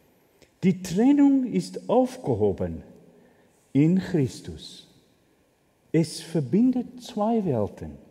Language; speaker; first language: German; non-native, fluent; Afrikaans